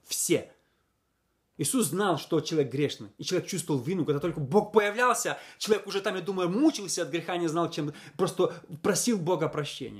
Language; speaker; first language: Russian; native; Russian